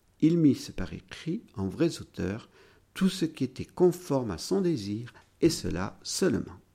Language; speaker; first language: French; native; French